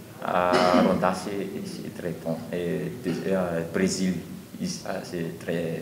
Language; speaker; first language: French; non-native, learner; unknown